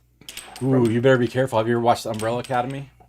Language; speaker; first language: English; native; English